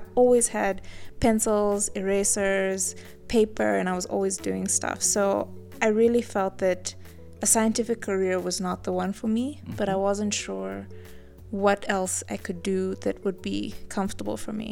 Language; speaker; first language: English; native; English